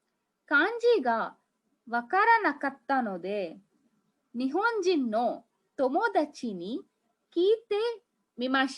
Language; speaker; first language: Japanese; non-native, fluent; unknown